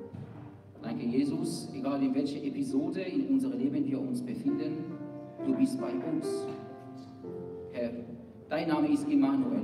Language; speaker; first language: German; non-native, fluent; Persian